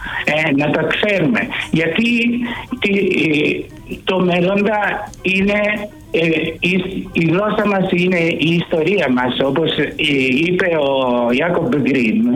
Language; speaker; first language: Greek; early bilingual, heritage; Greek